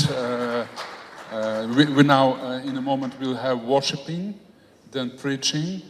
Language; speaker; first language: English; non-native, fluent; Polish